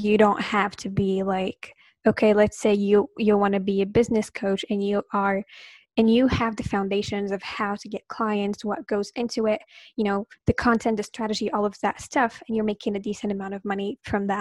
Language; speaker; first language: English; non-native, fluent; Arabic